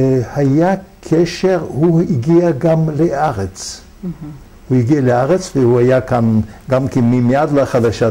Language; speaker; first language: Hebrew; non-native, fluent; Yiddish